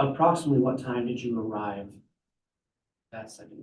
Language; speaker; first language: English; native; English